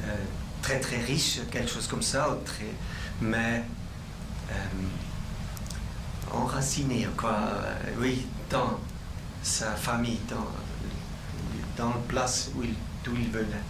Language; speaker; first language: French; non-native, local second language; German